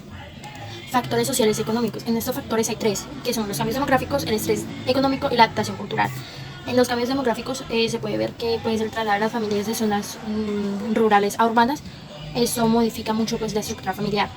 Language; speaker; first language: Spanish; native; Spanish